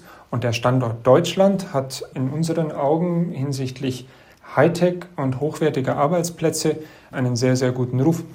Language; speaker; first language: German; native; German